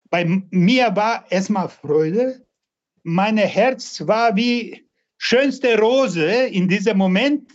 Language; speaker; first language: German; non-native, learner; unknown